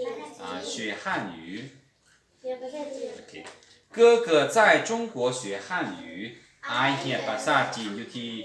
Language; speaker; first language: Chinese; non-native, fluent; Lao